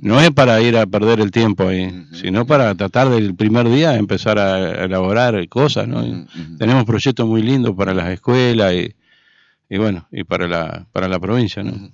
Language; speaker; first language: Spanish; native; Spanish